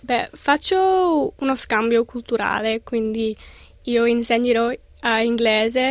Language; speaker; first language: Italian; non-native, learner; English